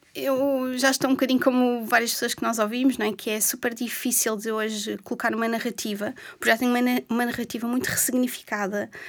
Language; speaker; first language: Portuguese; native; Portuguese